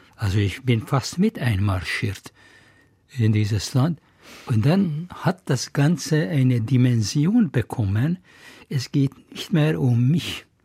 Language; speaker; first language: German; non-native, fluent; Hungarian